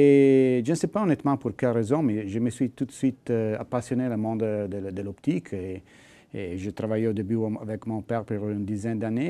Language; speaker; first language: French; non-native, fluent; Italian